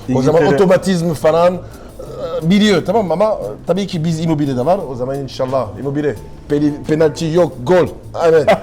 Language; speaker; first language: Turkish; non-native, learner; French